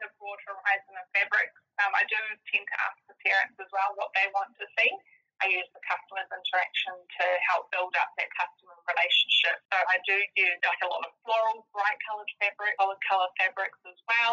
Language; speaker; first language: English; native; English